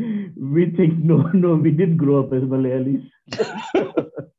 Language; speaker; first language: English; non-native, local second language; Malayalam